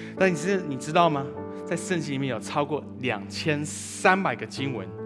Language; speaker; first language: Chinese; early bilingual, other home language; English